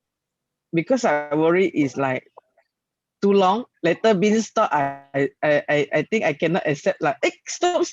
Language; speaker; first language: English; non-native, learner; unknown